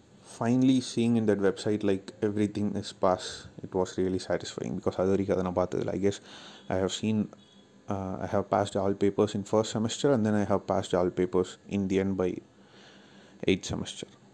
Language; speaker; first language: English; non-native, local second language; Tamil